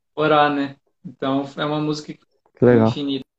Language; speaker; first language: Portuguese; native; Portuguese